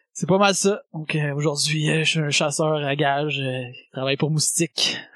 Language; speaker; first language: French; native; French